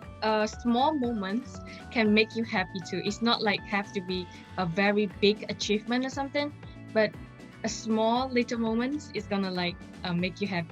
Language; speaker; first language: English; non-native, local second language; Chinese